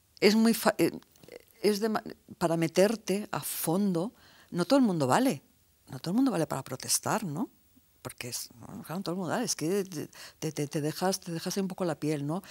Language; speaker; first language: Spanish; native; Spanish